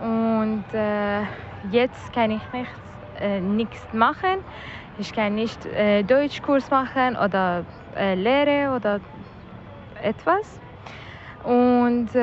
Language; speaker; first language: German; non-native, learner; Persian